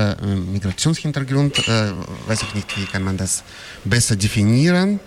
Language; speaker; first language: German; non-native, fluent; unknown